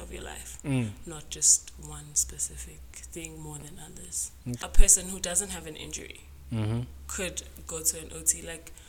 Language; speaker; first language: English; non-native, local second language; Zulu